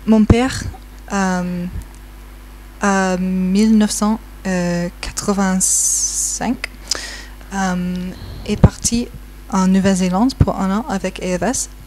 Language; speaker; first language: French; non-native, learner; English